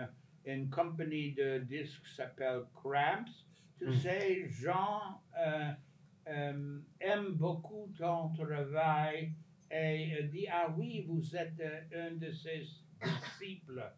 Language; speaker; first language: French; non-native, fluent; English